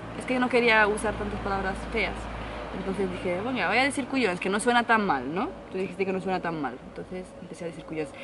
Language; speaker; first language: Spanish; non-native, fluent; Romanian